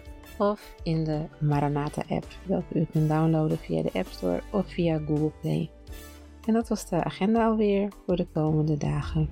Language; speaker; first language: Dutch; native; Dutch